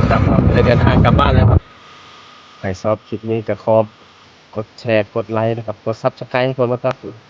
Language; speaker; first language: Thai; native; Thai